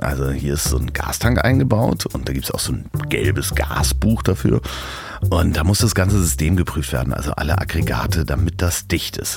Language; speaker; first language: German; native; German